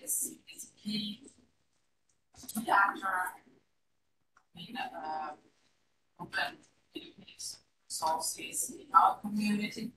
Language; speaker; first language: English; non-native, fluent; Finnish